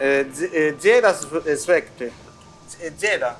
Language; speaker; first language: Latvian; non-native, learner; Italian